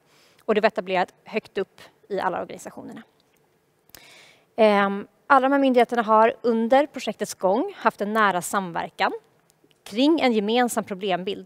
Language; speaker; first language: Swedish; native; Swedish